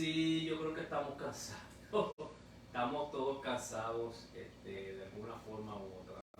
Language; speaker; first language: Spanish; native; Spanish